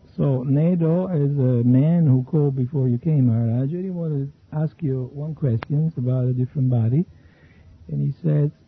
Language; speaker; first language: English; non-native, fluent; Italian